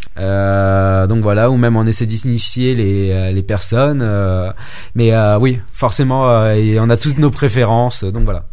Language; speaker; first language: French; early bilingual, other home language; Vietnamese